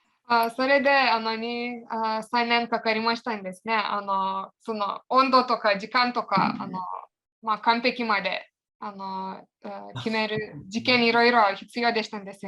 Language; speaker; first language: Japanese; non-native, fluent; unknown